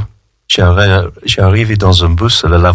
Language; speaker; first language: French; non-native, fluent; English